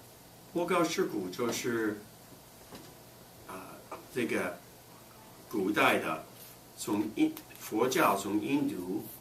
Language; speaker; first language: Chinese; non-native, fluent; English